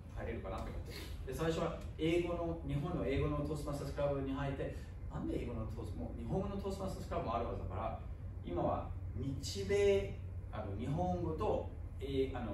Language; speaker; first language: Japanese; non-native, fluent; German